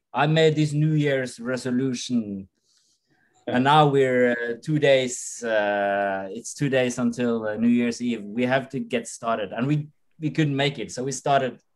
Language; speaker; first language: English; non-native, fluent; Norwegian